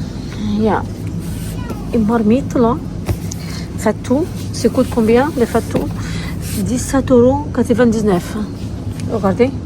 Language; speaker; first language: French; non-native, learner; Arabic